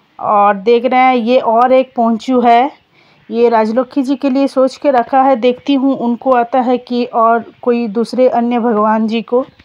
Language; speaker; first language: Hindi; non-native, local second language; Bangla